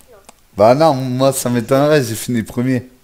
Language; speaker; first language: French; native; French